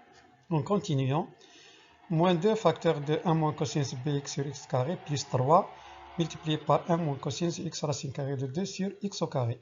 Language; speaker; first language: French; non-native, local second language; Arabic